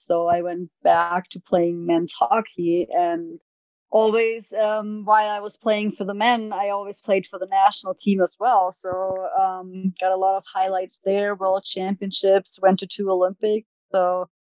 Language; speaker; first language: English; non-native, fluent; German